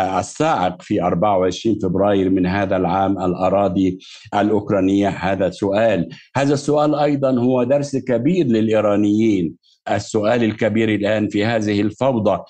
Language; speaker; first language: Arabic; native; Arabic